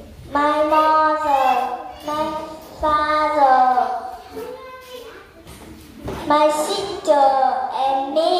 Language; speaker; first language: English; non-native, learner; Vietnamese